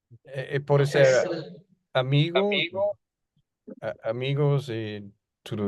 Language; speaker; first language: Portuguese; non-native, fluent; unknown